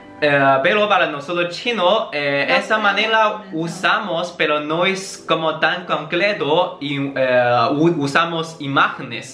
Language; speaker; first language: Spanish; non-native, learner; Chinese